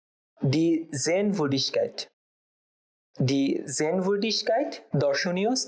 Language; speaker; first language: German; non-native, fluent; Bangla